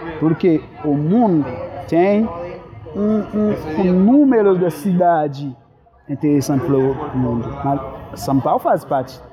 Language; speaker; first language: Portuguese; non-native, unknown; Haitian Creole